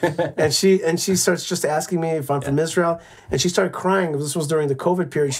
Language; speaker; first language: English; native; English